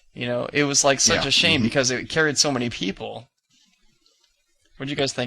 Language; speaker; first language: English; native; English